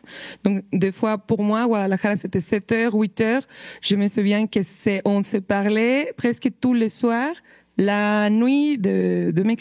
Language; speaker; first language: French; non-native, fluent; Spanish